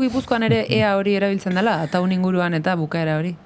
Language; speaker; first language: Basque; native; Basque